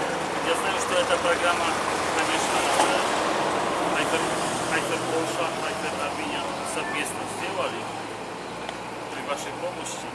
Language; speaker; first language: Russian; non-native, fluent; Polish